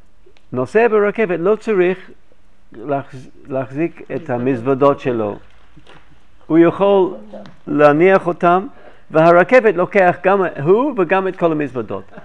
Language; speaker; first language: Hebrew; non-native, fluent; English